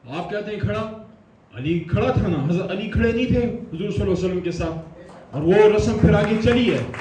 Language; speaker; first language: Urdu; non-native, local second language; Pashto